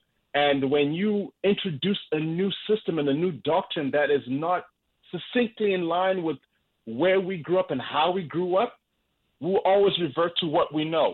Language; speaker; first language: English; non-native, local second language; Shona